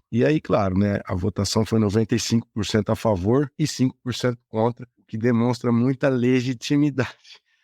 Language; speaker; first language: Portuguese; native; Portuguese